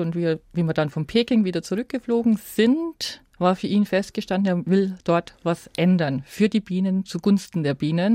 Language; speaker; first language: German; native; German